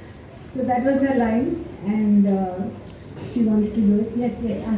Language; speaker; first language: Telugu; non-native, learner; Hindi